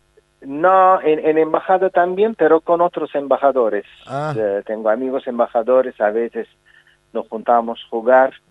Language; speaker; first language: Spanish; non-native, fluent; Azerbaijani